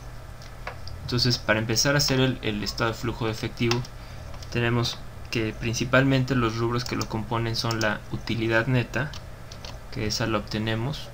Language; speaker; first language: Spanish; native; Spanish